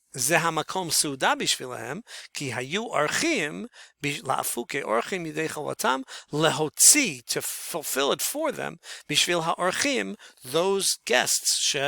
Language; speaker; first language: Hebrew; non-native, fluent; English